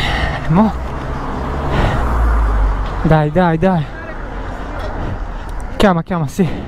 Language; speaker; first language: Italian; non-native, fluent; Romanian